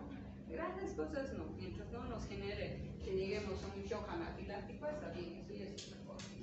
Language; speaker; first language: Spanish; native; Spanish